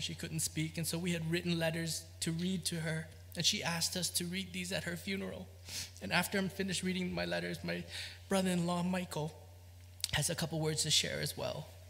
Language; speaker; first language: English; early bilingual, other home language; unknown